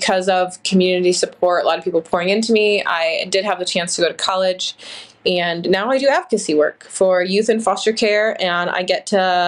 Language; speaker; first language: English; native; English